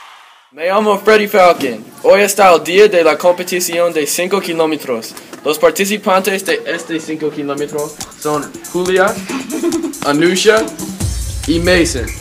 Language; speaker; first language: Spanish; non-native, learner; English